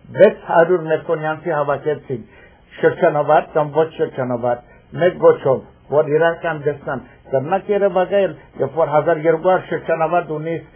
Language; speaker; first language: Armenian; early bilingual, heritage; Armenian